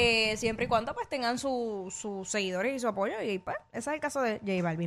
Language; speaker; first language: Spanish; native; Spanish